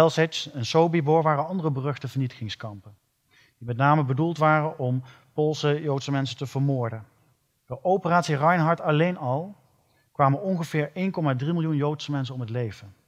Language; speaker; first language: Dutch; native; Dutch